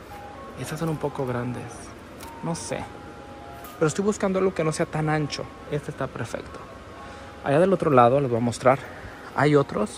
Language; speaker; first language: Spanish; native; Spanish